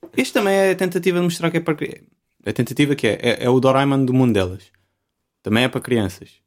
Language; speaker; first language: Portuguese; native; Portuguese